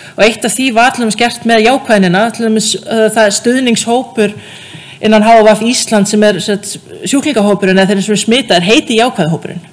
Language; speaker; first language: Icelandic; native; Icelandic